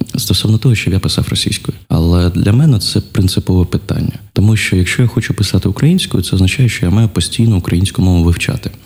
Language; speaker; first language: Ukrainian; non-native, local second language; Russian